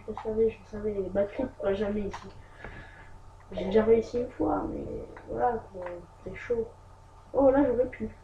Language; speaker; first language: French; native; French